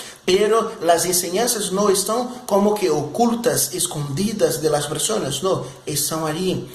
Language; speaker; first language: Spanish; non-native, fluent; Portuguese